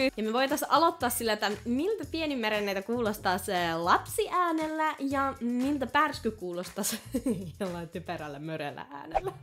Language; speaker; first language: Finnish; native; Finnish